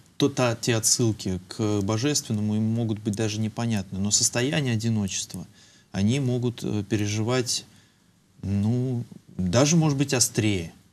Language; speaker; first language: Russian; native; Russian